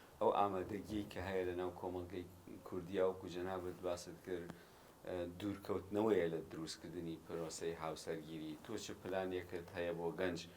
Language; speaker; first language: Central Kurdish; native; Central Kurdish